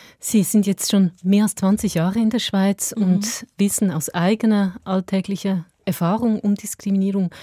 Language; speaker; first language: German; native; German